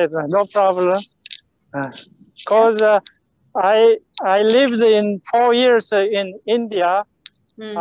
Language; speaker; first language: English; non-native, fluent; Korean